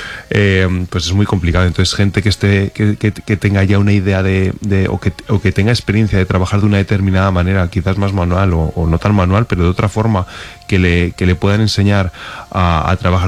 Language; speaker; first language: Spanish; native; Spanish